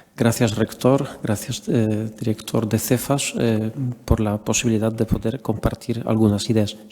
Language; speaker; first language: Spanish; non-native, fluent; Polish